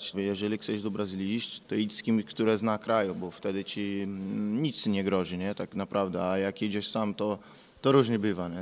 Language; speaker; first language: Polish; non-native, learner; Portuguese